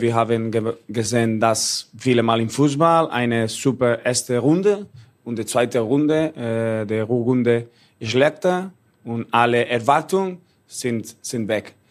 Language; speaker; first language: German; non-native, learner; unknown